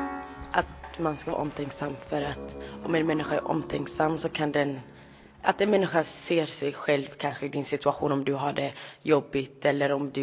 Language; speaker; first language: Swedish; early bilingual, other home language; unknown